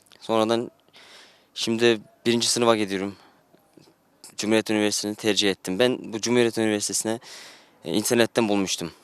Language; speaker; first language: Turkish; non-native, fluent; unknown